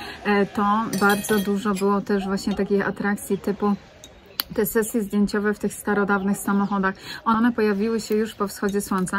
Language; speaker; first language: Polish; native; Polish